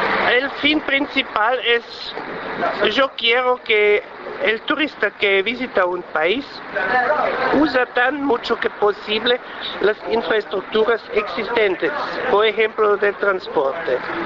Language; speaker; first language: Spanish; non-native, learner; Swiss German